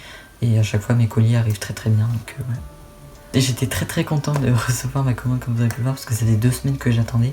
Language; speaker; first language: French; native; French